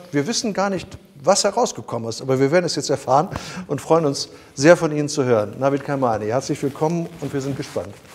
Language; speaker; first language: German; native; German